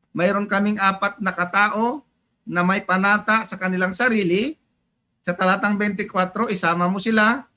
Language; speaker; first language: Filipino; native; Filipino